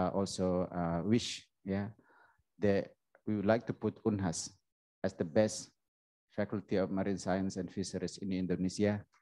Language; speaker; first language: English; non-native, fluent; Indonesian